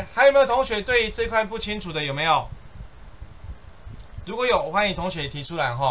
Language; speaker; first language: Chinese; native; Chinese